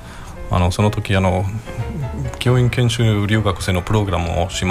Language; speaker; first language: Japanese; non-native, learner; Spanish